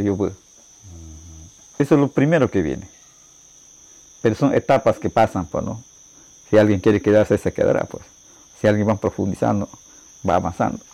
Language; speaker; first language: Spanish; non-native, local second language; Shipibo-Conibo